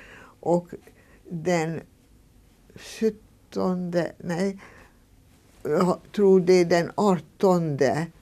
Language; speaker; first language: Swedish; non-native, fluent; Hungarian